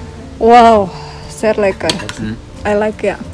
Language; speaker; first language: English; non-native, learner; Indonesian